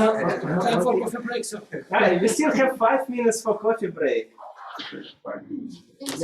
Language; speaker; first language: English; non-native, fluent; Russian